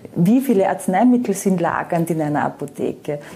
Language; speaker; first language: German; native; German